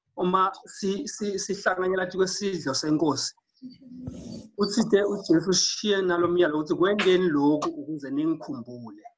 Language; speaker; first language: Zulu; non-native, local second language; Swati